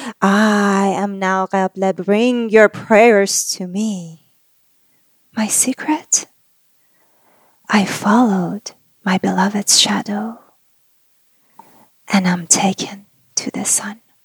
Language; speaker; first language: English; non-native, fluent; Persian